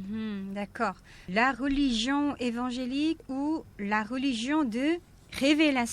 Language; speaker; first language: French; non-native, fluent; Korean